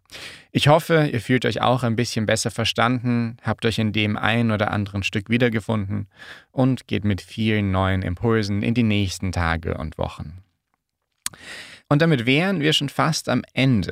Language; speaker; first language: German; native; German